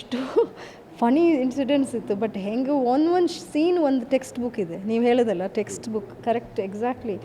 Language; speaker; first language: Kannada; early bilingual, heritage; English